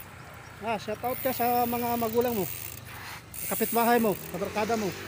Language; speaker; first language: Filipino; non-native, local second language; Cebuano